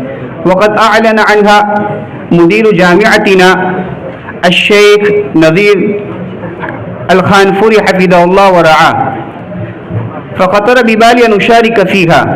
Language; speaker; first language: Arabic; non-native, fluent; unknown